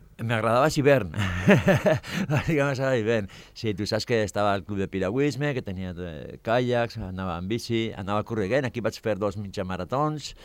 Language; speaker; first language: Catalan; non-native, fluent; Basque